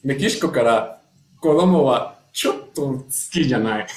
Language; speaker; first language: Japanese; non-native, learner; Spanish